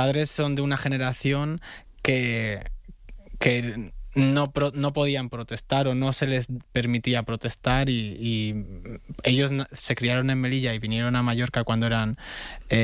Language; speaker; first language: Spanish; native; Spanish